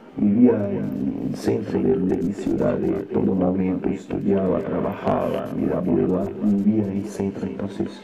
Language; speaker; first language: Spanish; non-native, learner; Portuguese